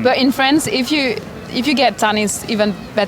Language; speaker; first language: English; non-native, fluent; French